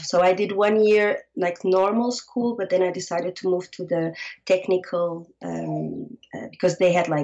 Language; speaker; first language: English; non-native, fluent; Portuguese